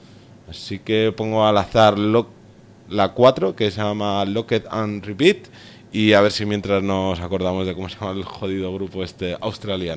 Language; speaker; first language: Spanish; native; Spanish